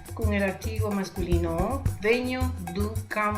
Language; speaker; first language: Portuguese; non-native, fluent; Spanish